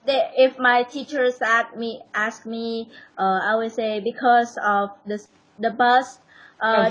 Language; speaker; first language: English; non-native, learner; Vietnamese